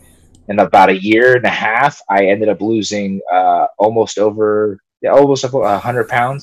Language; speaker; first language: English; early bilingual, other home language; Spanish